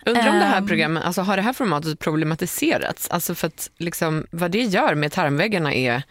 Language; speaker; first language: Swedish; native; Swedish